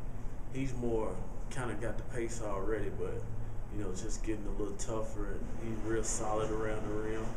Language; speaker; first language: English; native; English